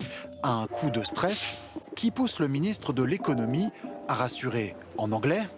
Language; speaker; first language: French; native; French